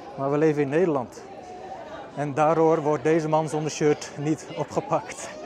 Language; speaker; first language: Dutch; early bilingual, other home language; Bosnian